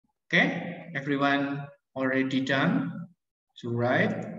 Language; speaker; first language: English; non-native, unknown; Indonesian